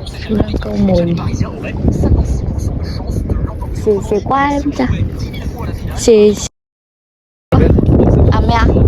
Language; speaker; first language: French; non-native, learner; Vietnamese